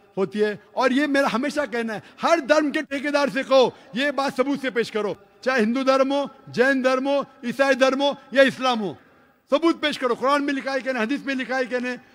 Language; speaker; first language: Hindi; non-native, local second language; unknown